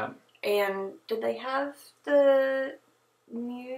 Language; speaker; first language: English; native; English